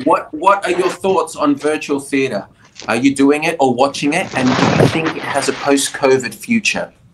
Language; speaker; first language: English; early bilingual, other home language; Spanish